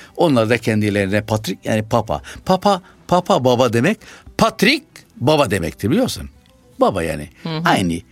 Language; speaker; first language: Turkish; non-native, fluent; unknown